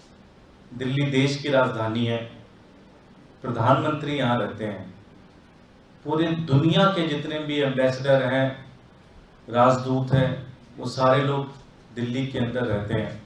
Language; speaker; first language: Hindi; native; Hindi